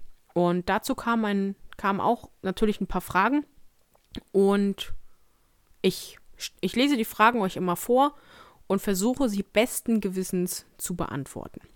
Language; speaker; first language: German; native; German